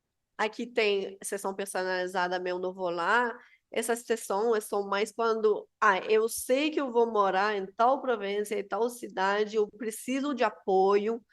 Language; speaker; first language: Portuguese; non-native, fluent; Spanish